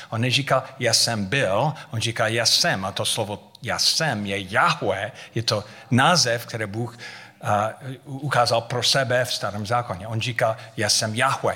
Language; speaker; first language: Czech; non-native, fluent; English